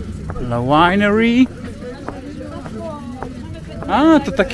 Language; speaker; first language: French; non-native, learner; Polish